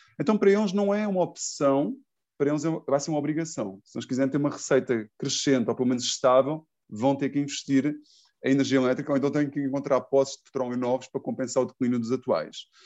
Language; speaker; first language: Portuguese; native; Portuguese